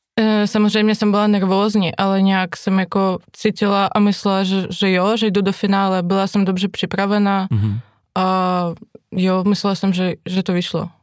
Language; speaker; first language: Czech; non-native, fluent; Ukrainian